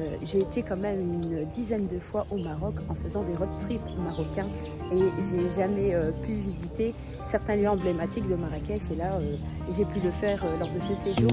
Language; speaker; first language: French; native; French